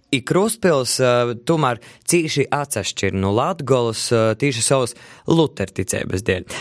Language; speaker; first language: Latvian; native; Latvian